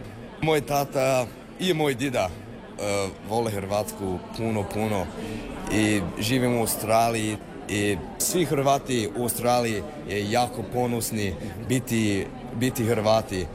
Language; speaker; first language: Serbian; early bilingual, heritage; English